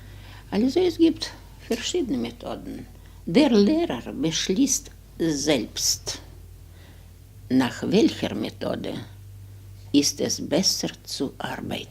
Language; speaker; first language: German; non-native, learner; Ukrainian